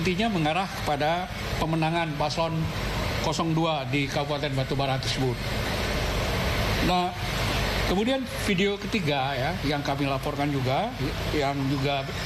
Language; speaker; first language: Indonesian; native; Indonesian